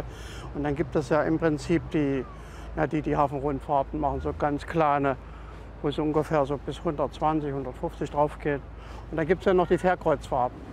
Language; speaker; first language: German; native; German